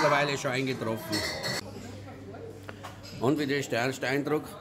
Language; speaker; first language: German; native; German